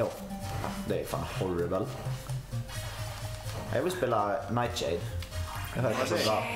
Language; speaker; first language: Swedish; native; Swedish